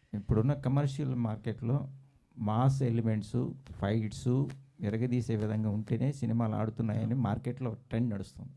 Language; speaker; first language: Telugu; native; Telugu